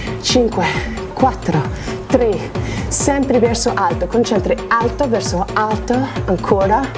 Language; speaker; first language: Italian; non-native, fluent; English